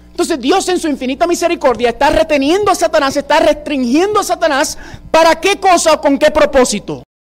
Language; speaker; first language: Spanish; early bilingual, heritage; Spanish